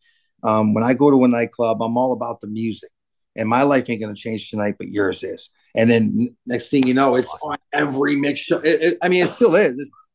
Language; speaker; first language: English; native; English